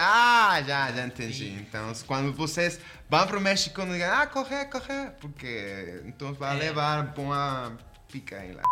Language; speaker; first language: Portuguese; non-native, fluent; Spanish